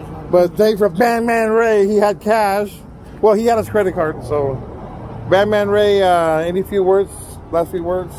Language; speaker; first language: English; early bilingual, other home language; Spanish